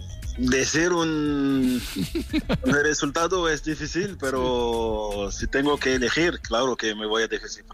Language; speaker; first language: Spanish; non-native, fluent; French